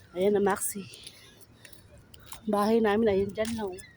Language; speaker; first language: Filipino; native; Filipino